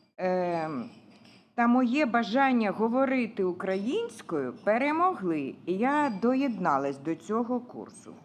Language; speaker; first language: Ukrainian; non-native, local second language; Russian